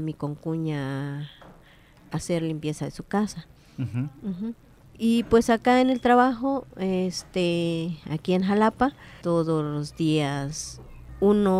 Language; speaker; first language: Spanish; non-native, local second language; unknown